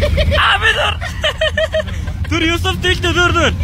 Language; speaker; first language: Turkish; native; Turkish